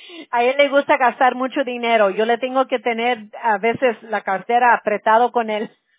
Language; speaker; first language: Spanish; early bilingual, other home language; English